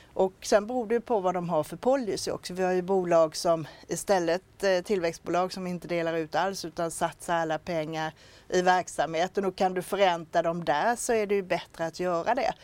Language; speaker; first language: Swedish; native; Swedish